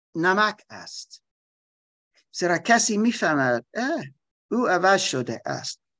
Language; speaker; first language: Persian; non-native, learner; German